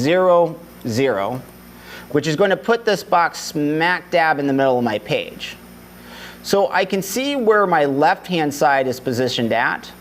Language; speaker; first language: English; native; English